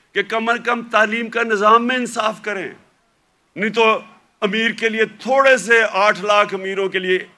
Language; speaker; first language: Urdu; native; Urdu